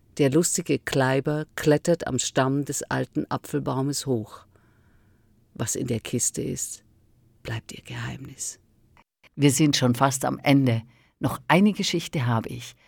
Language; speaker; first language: German; native; German